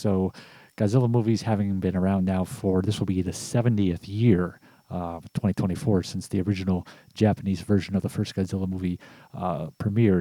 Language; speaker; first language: English; native; English